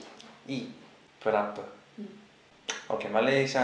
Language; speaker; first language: English; non-native, learner; Korean